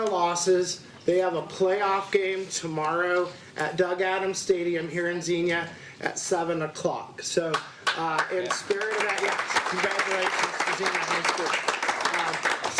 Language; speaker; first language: English; native; English